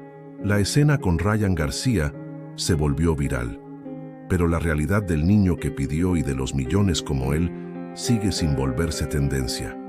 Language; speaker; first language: Spanish; native; Spanish